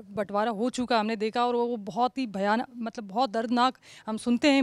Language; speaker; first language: Hindi; native; Hindi